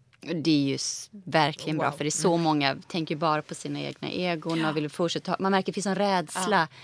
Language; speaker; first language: Swedish; early bilingual, other home language; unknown